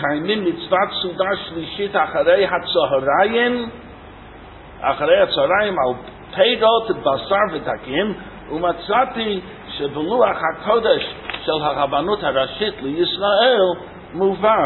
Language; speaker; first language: Hebrew; non-native, fluent; English